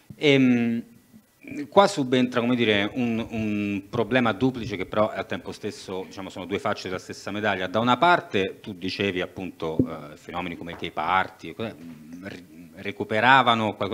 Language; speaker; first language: Italian; native; Italian